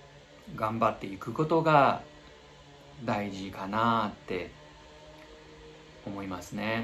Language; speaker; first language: Japanese; non-native, fluent; Chinese